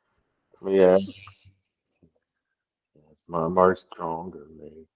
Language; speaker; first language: English; non-native, learner; Portuguese